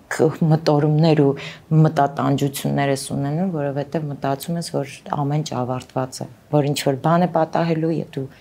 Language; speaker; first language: Armenian; native; Armenian